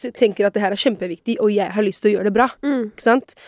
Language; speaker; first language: Norwegian; non-native, fluent; Italian